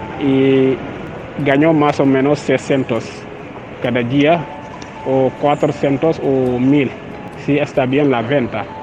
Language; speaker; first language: Spanish; non-native, learner; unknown